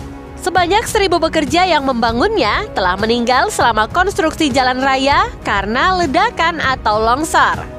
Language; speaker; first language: Indonesian; native; Indonesian